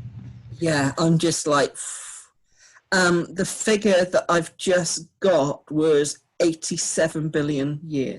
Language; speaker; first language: English; native; English